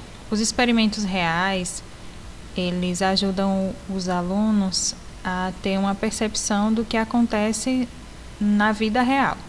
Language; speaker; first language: Portuguese; native; Portuguese